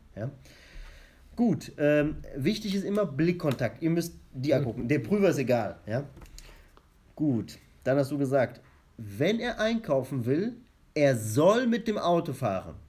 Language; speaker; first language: German; non-native, fluent; Arabic